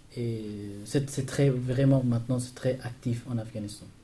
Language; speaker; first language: French; non-native, learner; Persian